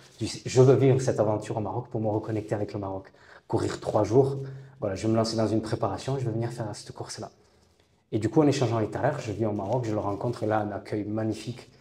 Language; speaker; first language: French; native; French